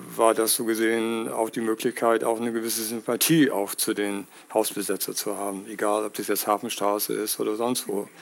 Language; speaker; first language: German; native; German